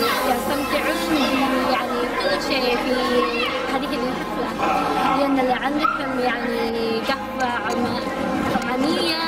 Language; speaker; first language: Arabic; non-native, learner; Japanese